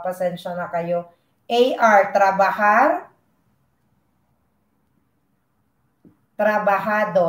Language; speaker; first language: Spanish; non-native, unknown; Filipino